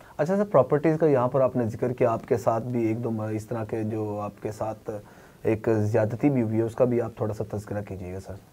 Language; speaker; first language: Urdu; native; Urdu